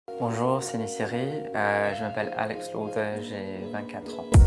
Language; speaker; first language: French; non-native, fluent; English